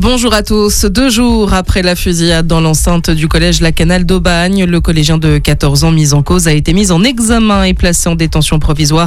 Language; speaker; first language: French; native; French